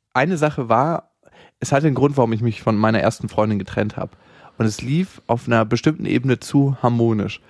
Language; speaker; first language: German; native; German